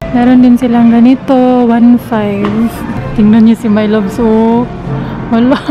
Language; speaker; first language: Filipino; non-native, local second language; Cebuano